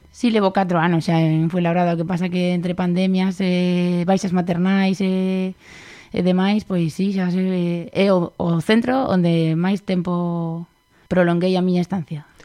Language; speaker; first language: Galician; non-native, local second language; Spanish